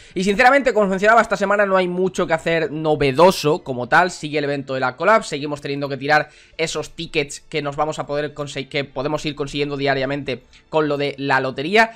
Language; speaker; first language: Spanish; native; Spanish